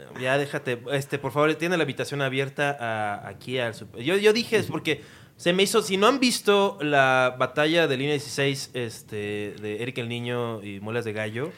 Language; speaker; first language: Spanish; native; Spanish